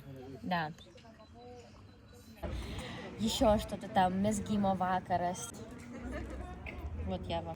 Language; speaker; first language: Russian; native; Russian